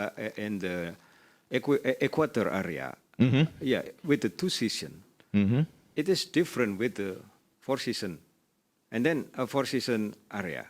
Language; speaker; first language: English; non-native, learner; Indonesian